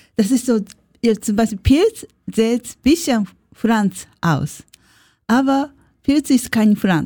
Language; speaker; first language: German; non-native, learner; Japanese